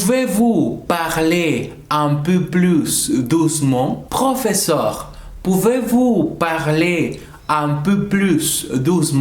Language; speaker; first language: French; non-native, fluent; Spanish